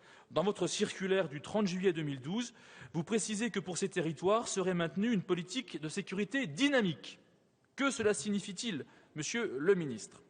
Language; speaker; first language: French; native; French